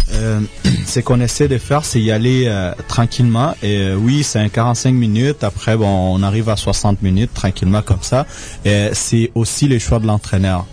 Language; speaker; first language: French; native; French